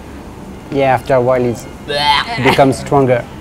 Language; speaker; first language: English; non-native, learner; French